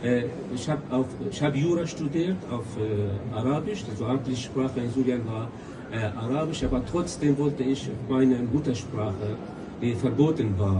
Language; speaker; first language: German; non-native, local second language; Kurdish